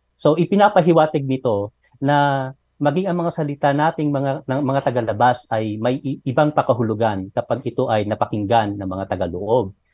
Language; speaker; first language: Filipino; non-native, local second language; Iloko